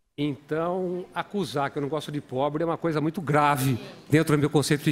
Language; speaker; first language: Portuguese; native; Portuguese